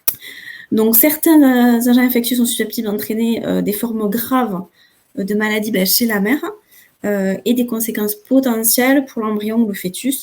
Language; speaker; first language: French; native; French